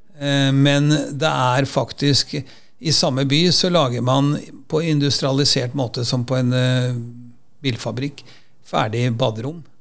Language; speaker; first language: Norwegian; native; Norwegian